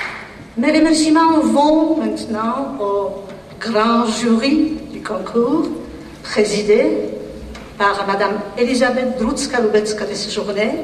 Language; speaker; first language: French; non-native, fluent; Polish